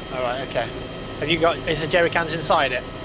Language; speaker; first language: English; native; English